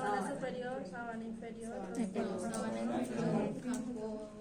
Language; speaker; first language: Spanish; native; Spanish